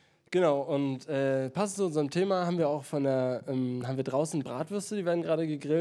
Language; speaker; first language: German; native; German